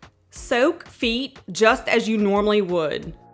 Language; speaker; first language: English; native; English